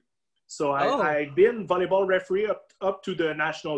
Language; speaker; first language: English; native; English